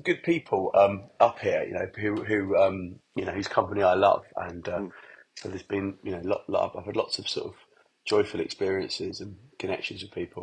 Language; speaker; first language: English; native; English